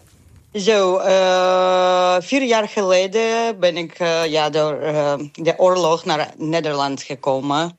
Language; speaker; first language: Dutch; non-native, learner; Ukrainian